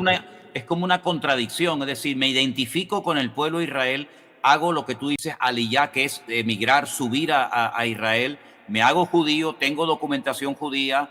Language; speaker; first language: Spanish; native; Spanish